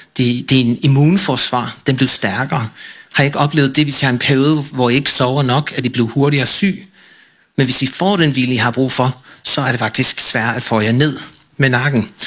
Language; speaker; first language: Danish; non-native, fluent; English